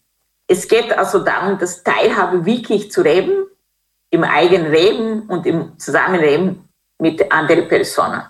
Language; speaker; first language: German; non-native, fluent; Kinyarwanda